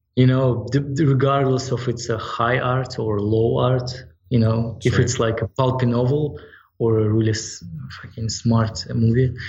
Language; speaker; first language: English; non-native, fluent; Ukrainian